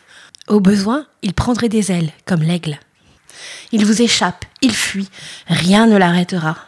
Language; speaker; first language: French; native; French